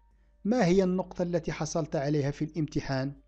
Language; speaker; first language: Arabic; native; Arabic